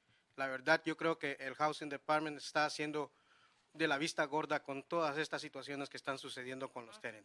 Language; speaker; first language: Spanish; native; Spanish